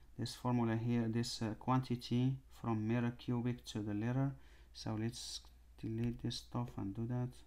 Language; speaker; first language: English; non-native, fluent; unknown